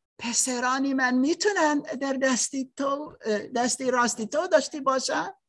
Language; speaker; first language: Persian; non-native, learner; English